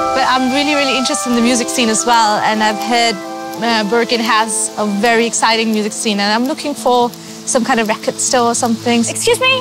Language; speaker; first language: English; native; English